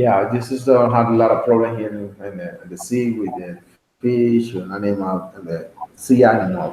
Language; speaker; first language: English; non-native, learner; Spanish